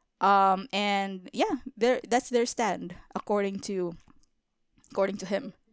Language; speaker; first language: English; non-native, local second language; Filipino